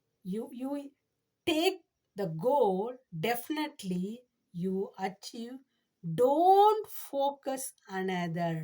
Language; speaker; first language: English; non-native, learner; Tamil